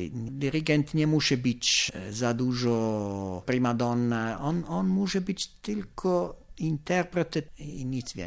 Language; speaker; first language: Polish; non-native, fluent; Italian